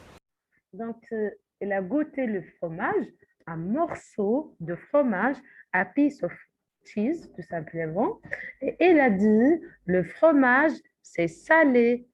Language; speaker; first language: French; non-native, fluent; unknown